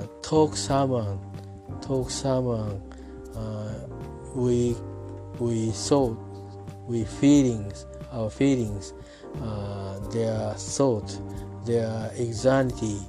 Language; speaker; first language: English; non-native, learner; Japanese